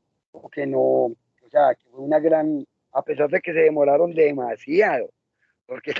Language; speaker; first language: Spanish; native; Spanish